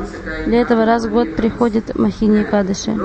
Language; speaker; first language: Russian; non-native, fluent; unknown